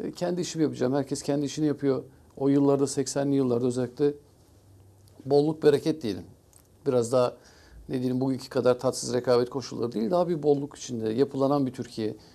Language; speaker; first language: Turkish; early bilingual, heritage; Turkish